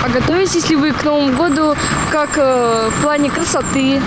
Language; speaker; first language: Russian; native; Russian